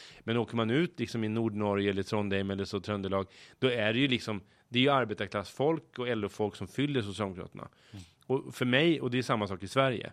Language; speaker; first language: Swedish; native; Swedish